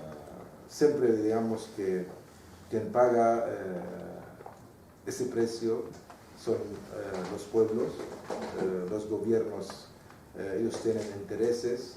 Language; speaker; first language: Spanish; non-native, fluent; Arabic